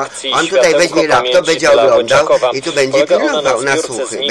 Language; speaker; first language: Polish; native; Polish